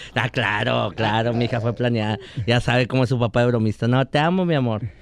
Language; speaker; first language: Spanish; native; Spanish